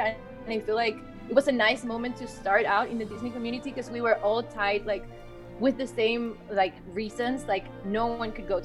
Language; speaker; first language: English; non-native, fluent; Spanish